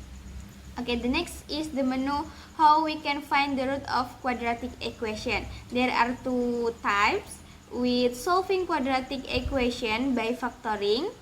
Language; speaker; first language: English; non-native, learner; Indonesian